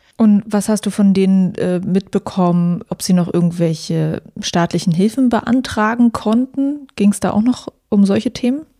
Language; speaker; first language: German; native; German